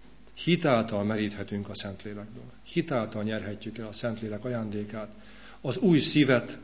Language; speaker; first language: Hungarian; native; Hungarian